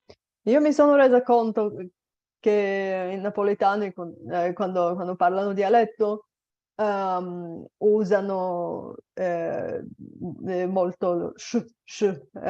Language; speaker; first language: Italian; non-native, fluent; Bulgarian